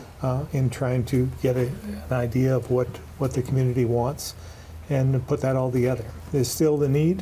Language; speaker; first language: English; native; English